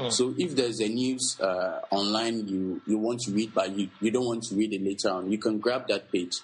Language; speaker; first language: English; non-native, local second language; Akan